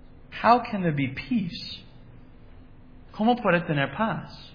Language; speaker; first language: Spanish; non-native, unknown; English